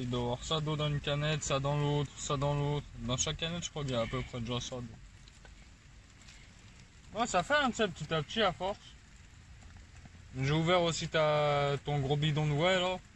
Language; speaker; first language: French; native; French